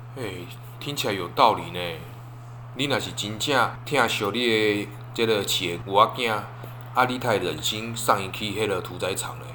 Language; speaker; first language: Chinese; native; Chinese